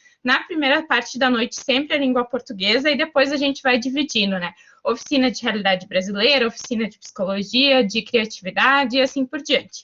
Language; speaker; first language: Portuguese; native; Portuguese